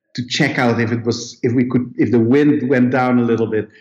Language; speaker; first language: English; non-native, fluent; Dutch